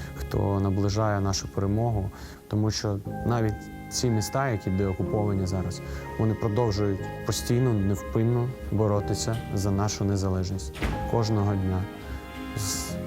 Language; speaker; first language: Ukrainian; native; Ukrainian